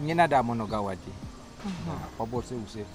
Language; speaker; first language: Russian; non-native, learner; Indonesian